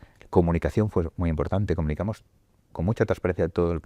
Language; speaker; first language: Spanish; native; Spanish